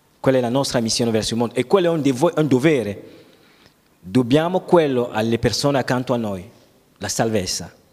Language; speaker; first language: Italian; non-native, fluent; French